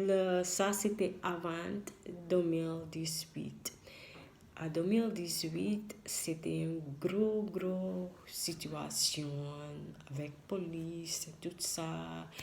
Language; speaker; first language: French; non-native, learner; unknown